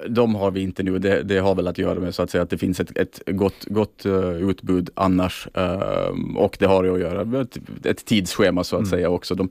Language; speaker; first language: Swedish; native; Swedish